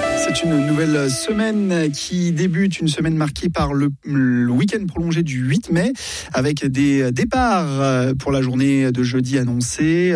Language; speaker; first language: French; native; French